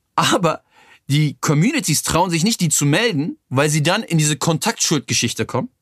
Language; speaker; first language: German; native; German